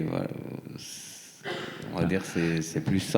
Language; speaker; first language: French; non-native, fluent; Persian